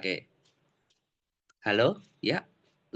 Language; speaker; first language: English; non-native, learner; Indonesian